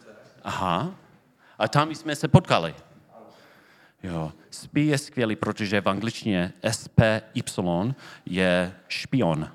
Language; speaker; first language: Czech; non-native, fluent; English